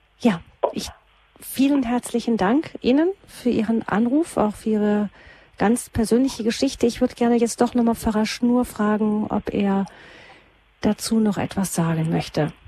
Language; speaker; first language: German; native; German